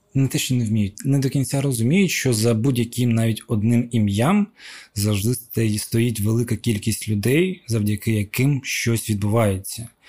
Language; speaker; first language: Ukrainian; non-native, local second language; Russian